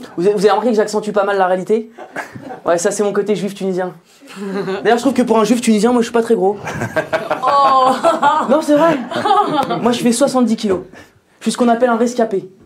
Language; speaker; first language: French; native; French